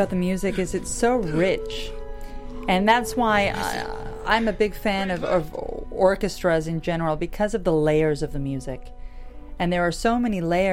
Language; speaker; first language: English; native; English